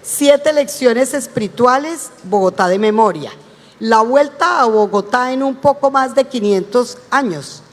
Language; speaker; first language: Spanish; native; Spanish